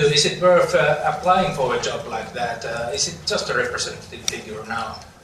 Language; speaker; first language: English; non-native, fluent; Finnish